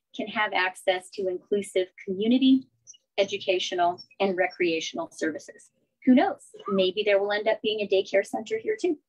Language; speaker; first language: English; native; English